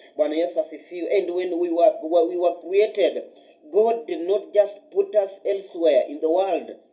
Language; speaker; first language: English; non-native, local second language; Swahili